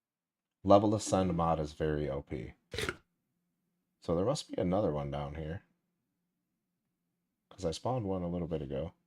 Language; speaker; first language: English; native; English